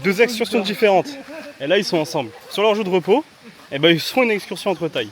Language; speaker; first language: French; native; French